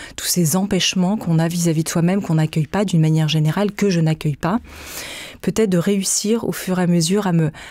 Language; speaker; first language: French; native; French